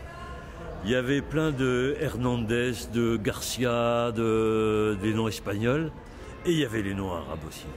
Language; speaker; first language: French; native; French